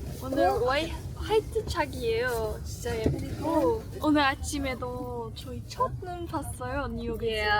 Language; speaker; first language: Korean; non-native, learner; English